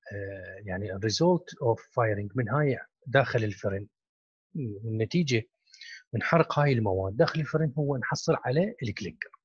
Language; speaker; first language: Arabic; native; Arabic